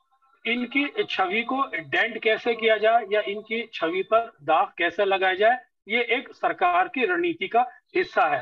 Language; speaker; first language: Hindi; native; Hindi